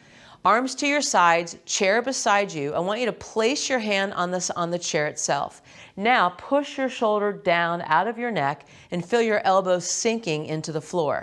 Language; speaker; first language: English; native; English